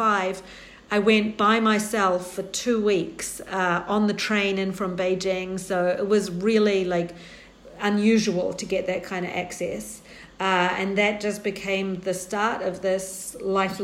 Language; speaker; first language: English; native; English